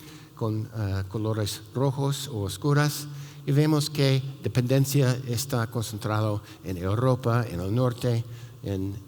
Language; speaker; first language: Spanish; non-native, fluent; English